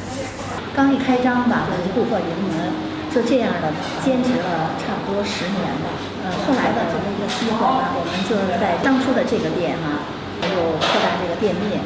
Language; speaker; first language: Chinese; native; Chinese